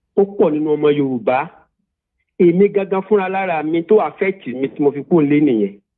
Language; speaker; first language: Yoruba; native; Yoruba